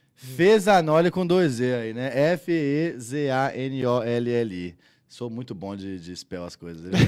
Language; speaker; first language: Portuguese; early bilingual, heritage; Portuguese